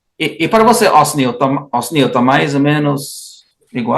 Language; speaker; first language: Portuguese; non-native, fluent; English